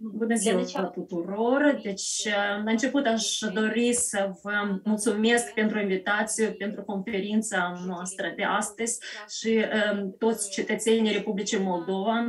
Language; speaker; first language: Romanian; early bilingual, heritage; Romanian